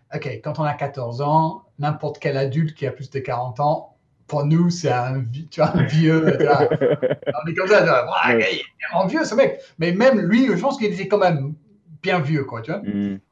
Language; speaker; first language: French; non-native, fluent; English